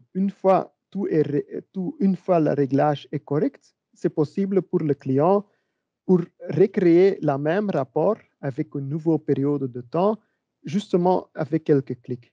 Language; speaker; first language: French; non-native, learner; Dutch